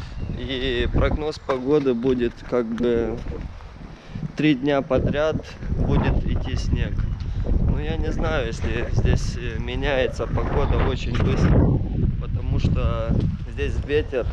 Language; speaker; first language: Russian; non-native, fluent; Romanian